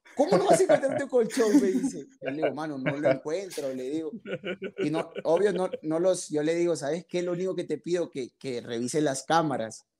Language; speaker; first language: Spanish; native; Spanish